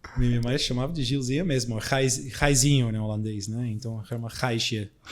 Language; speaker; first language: Portuguese; non-native, fluent; Dutch